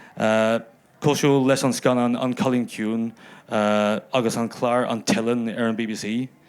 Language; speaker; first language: Irish; non-native, local second language; English